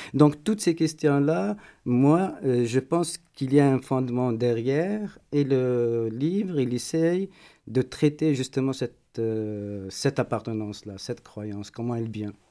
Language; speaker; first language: French; non-native, local second language; Berber languages